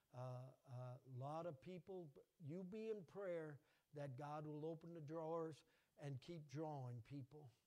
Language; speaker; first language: English; native; English